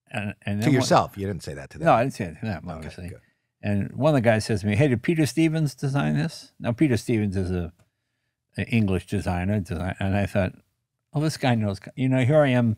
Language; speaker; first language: English; native; English